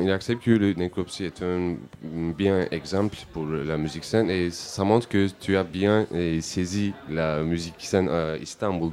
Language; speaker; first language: French; non-native, learner; Turkish